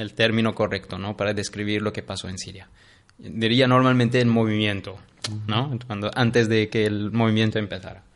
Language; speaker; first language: Spanish; non-native, fluent; Arabic